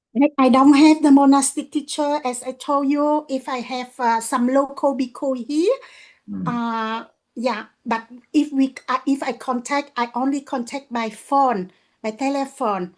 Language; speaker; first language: English; non-native, learner; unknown